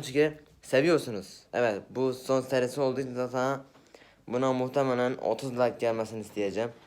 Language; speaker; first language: Turkish; native; Turkish